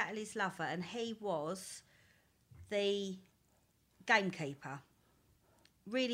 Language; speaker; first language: English; native; English